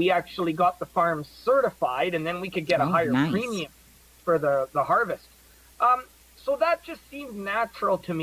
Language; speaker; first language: English; native; English